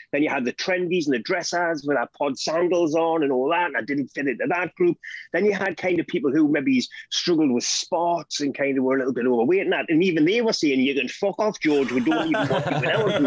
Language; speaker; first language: English; native; English